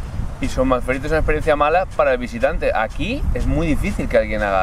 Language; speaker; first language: Spanish; native; Spanish